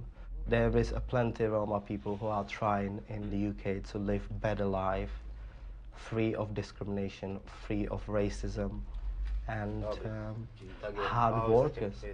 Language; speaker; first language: English; non-native, fluent; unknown